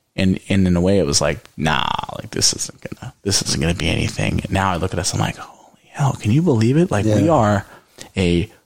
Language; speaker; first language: English; native; English